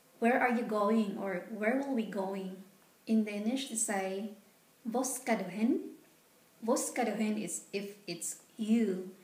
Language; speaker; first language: English; non-native, local second language; Filipino